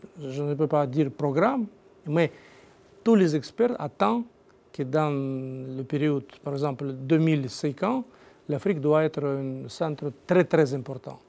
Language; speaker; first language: French; non-native, learner; Russian